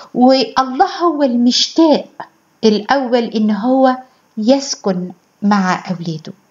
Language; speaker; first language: Arabic; native; Arabic